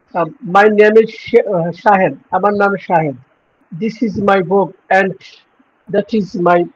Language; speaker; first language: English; non-native, learner; Bangla